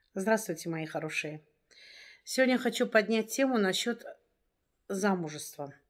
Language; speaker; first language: Russian; native; Russian